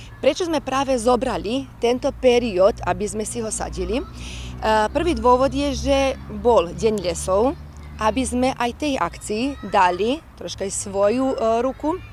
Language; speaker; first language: Slovak; early bilingual, heritage; Slovak